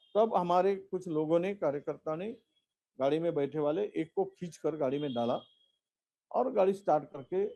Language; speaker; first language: Hindi; non-native, local second language; Marathi